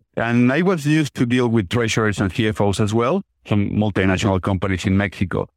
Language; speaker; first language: English; non-native, fluent; Spanish